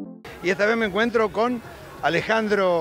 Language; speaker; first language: Spanish; native; Spanish